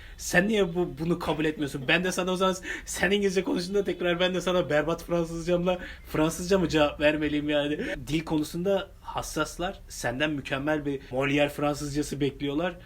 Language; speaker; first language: Turkish; native; Turkish